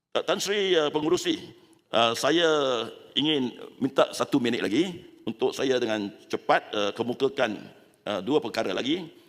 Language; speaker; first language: Malay; non-native, local second language; Chinese